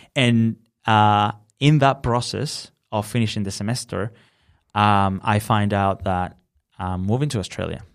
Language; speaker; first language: English; non-native, fluent; Spanish